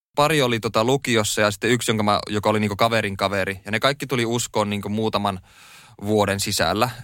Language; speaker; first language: Finnish; native; Finnish